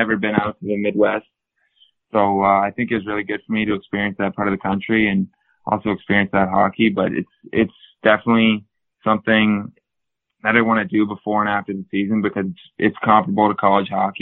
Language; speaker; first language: English; native; English